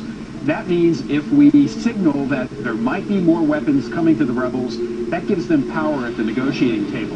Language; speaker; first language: English; native; English